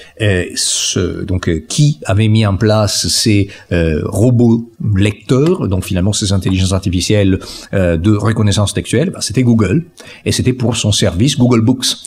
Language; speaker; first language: French; non-native, fluent; Italian